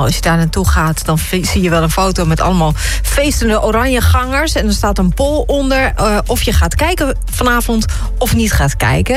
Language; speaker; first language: Dutch; native; Dutch